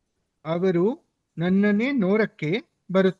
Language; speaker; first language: Kannada; non-native, learner; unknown